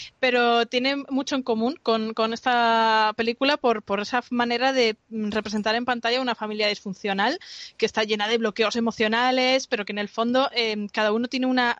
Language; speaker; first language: Spanish; native; Spanish